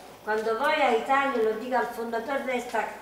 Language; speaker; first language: Spanish; non-native, fluent; Italian